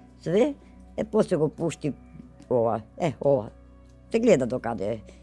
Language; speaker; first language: Macedonian; native; Macedonian